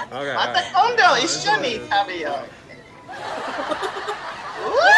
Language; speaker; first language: Japanese; non-native, learner; English